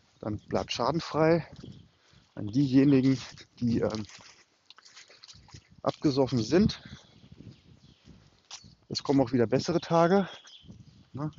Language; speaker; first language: German; native; German